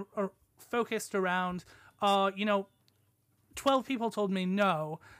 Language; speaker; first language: English; native; English